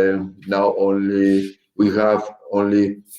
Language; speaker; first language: English; non-native, learner; Spanish